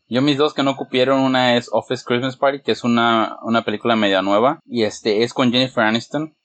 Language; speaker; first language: Spanish; early bilingual, heritage; Spanish